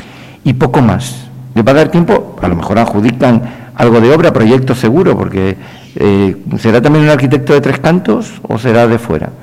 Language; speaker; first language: Spanish; native; Spanish